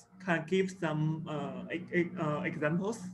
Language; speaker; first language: English; non-native, local second language; Chinese